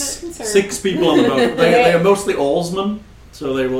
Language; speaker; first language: English; native; English